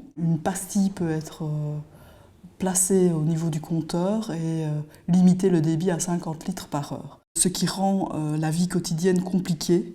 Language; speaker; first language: French; native; French